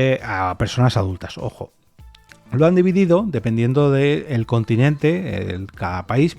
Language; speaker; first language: Spanish; native; Spanish